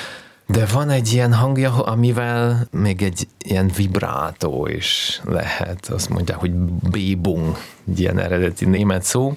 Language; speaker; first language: Hungarian; non-native, learner; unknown